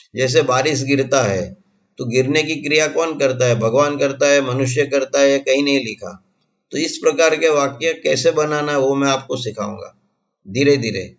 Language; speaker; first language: Hindi; non-native, local second language; Gujarati